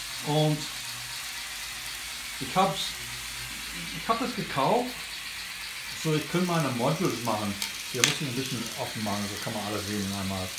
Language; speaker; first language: German; non-native, learner; English